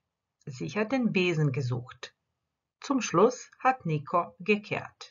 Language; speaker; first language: German; non-native, fluent; Croatian